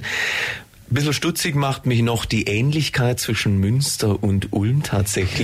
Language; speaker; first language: German; native; German